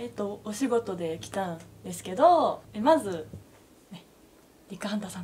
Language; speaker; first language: Japanese; native; Japanese